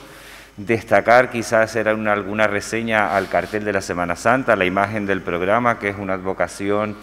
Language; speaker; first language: Spanish; native; Spanish